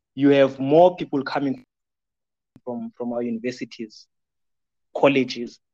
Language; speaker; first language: English; non-native, local second language; Xhosa